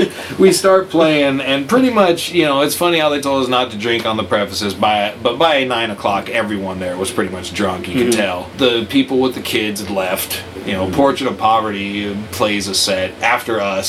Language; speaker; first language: English; native; English